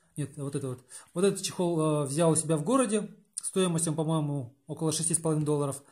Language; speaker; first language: Russian; native; Russian